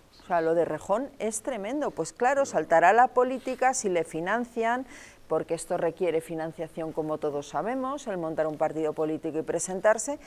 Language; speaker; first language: Spanish; native; Spanish